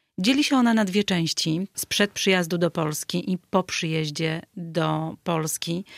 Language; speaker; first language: Polish; native; Polish